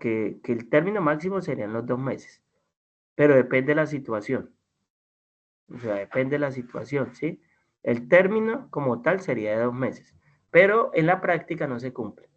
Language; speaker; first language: Spanish; native; Spanish